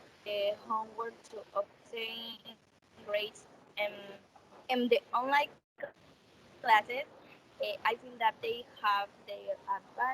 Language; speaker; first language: English; non-native, learner; Spanish